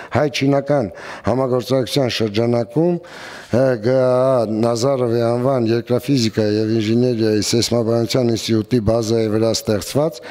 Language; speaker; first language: Armenian; native; Armenian